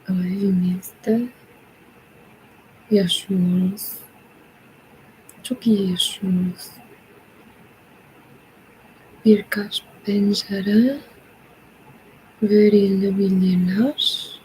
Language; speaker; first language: Turkish; non-native, learner; English